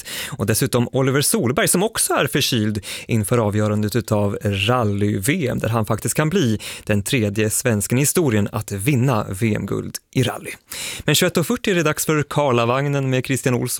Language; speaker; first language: Swedish; native; Swedish